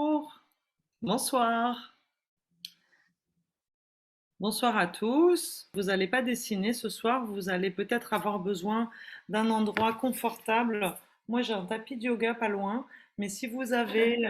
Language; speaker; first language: French; native; French